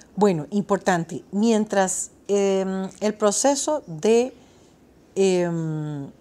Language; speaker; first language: Spanish; native; Spanish